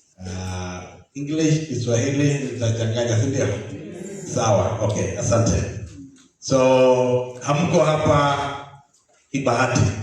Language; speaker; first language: Swahili; non-native, local second language; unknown